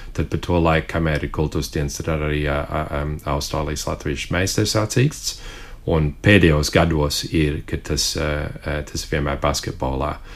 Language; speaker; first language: Latvian; early bilingual, heritage; Latvian